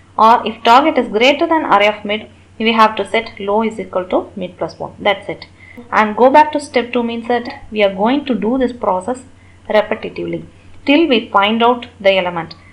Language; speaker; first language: English; non-native, local second language; Tamil